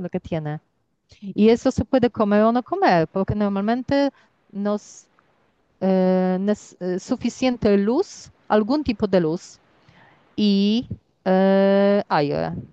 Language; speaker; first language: Spanish; non-native, learner; Polish